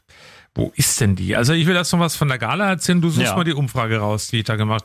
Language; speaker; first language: German; native; German